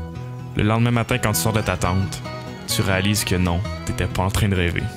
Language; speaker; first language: French; native; French